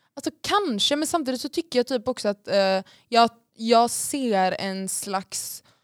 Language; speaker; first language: Swedish; native; Swedish